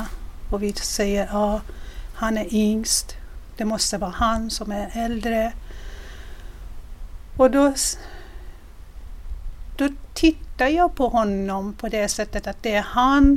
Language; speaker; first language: Swedish; non-native, fluent; Persian